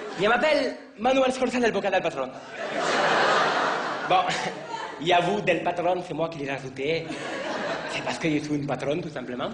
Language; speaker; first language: French; native; French